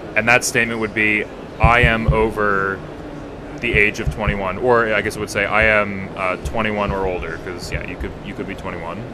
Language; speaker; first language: English; native; English